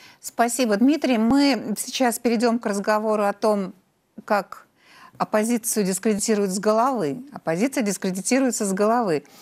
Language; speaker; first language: Russian; native; Russian